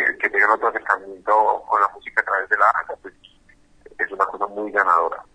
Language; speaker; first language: Spanish; native; Spanish